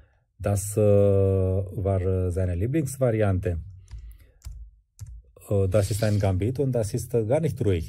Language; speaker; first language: German; non-native, fluent; Romanian